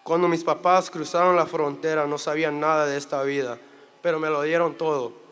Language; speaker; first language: Spanish; early bilingual, heritage; Spanish